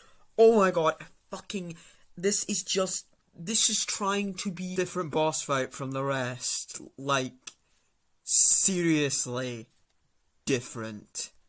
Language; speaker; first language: English; native; English